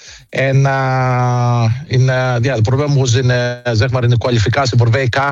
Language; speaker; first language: Dutch; non-native, fluent; Greek